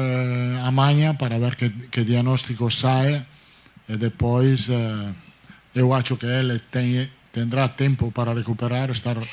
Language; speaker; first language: Portuguese; non-native, fluent; Italian